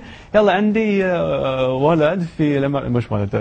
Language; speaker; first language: Arabic; non-native, learner; English